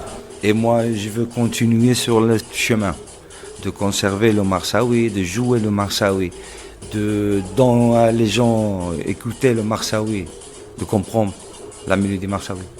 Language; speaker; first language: French; non-native, local second language; Arabic